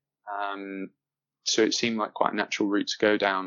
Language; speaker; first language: English; native; English